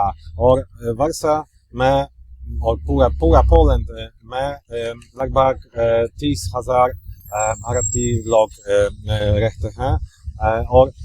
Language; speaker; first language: Hindi; non-native, learner; Polish